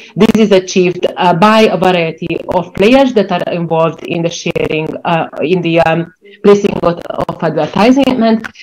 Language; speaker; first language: English; non-native, fluent; Ukrainian